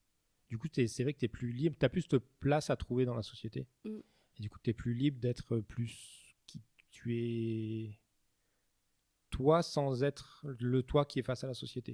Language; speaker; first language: French; native; French